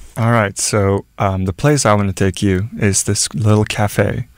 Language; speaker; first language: English; non-native, fluent; Norwegian